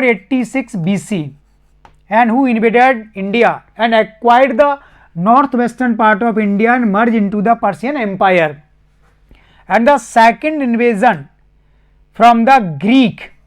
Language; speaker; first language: English; non-native, local second language; Hindi